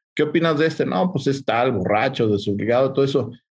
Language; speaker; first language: Spanish; native; Spanish